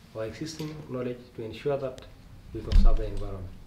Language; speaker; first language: English; non-native, local second language; Masai